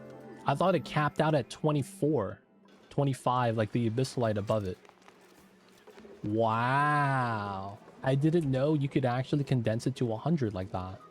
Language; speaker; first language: English; native; English